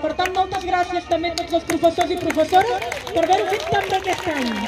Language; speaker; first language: Catalan; native; Catalan